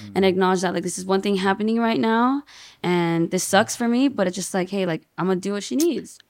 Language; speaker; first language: English; native; English